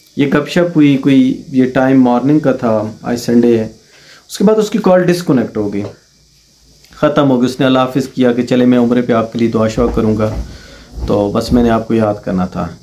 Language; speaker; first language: Urdu; non-native, local second language; Punjabi